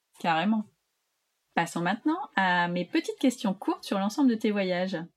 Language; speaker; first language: French; native; French